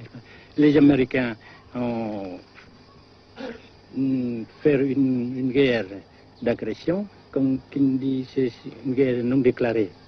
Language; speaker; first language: French; non-native, fluent; Vietnamese